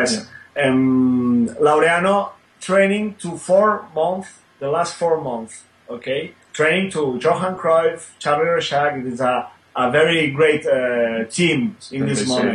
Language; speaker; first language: English; non-native, learner; Spanish